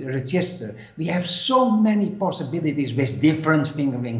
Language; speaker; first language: English; non-native, fluent; Dutch